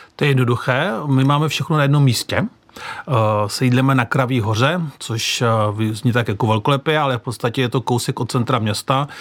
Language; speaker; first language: Czech; native; Czech